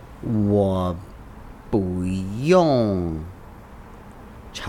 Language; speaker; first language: Chinese; non-native, learner; English